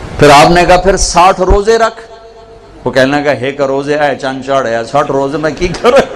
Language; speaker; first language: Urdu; non-native, local second language; Punjabi